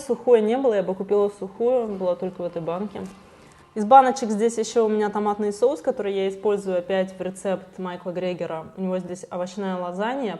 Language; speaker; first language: Russian; native; Russian